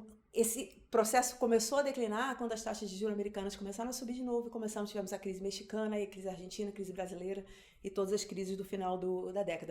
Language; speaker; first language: Portuguese; native; Portuguese